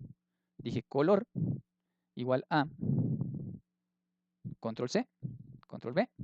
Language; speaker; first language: Spanish; native; Spanish